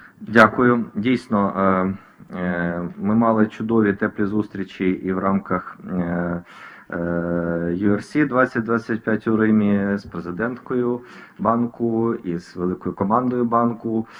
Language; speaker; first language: Ukrainian; native; Ukrainian